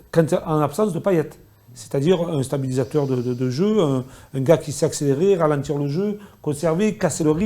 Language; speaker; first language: French; native; French